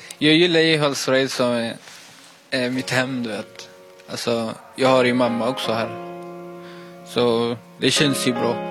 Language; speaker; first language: Swedish; non-native, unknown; Tigrinya